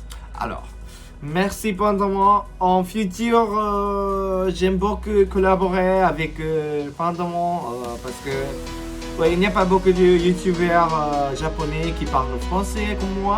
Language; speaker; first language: French; non-native, learner; Japanese